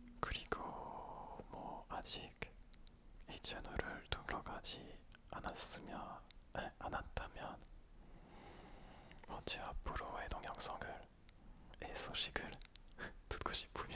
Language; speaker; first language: Korean; non-native, learner; French